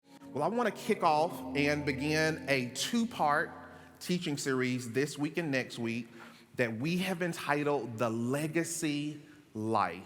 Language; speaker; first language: English; native; English